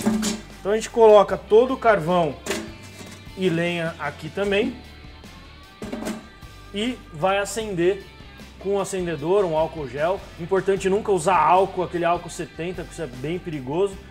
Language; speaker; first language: Portuguese; native; Portuguese